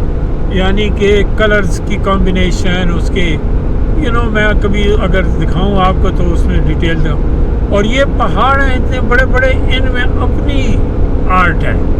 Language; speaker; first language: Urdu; non-native, local second language; Punjabi